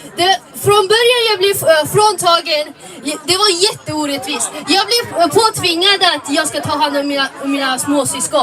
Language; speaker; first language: Swedish; early bilingual, other home language; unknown